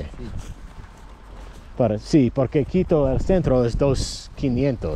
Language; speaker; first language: Spanish; non-native, learner; English